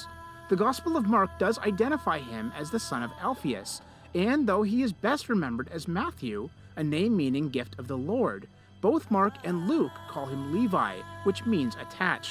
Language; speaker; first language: English; native; English